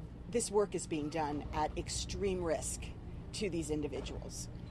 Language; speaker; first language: English; native; English